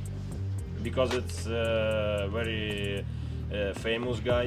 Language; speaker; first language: English; non-native, learner; Ukrainian